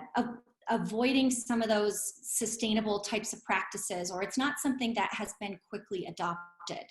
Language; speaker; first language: English; native; English